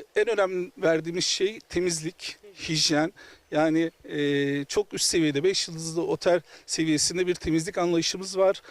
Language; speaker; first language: Turkish; native; Turkish